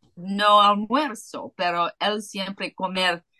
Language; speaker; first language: Spanish; non-native, fluent; Russian